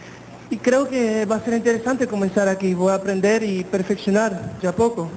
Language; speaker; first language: Portuguese; non-native, learner; Spanish